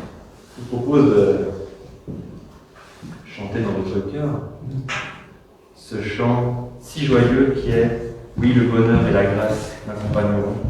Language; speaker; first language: French; native; French